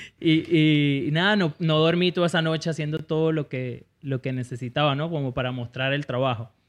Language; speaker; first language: Spanish; native; Spanish